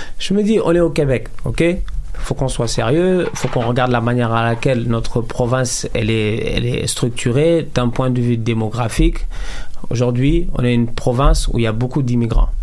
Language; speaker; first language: French; non-native, local second language; Wolof